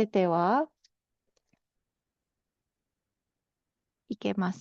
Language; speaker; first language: Japanese; non-native, fluent; Filipino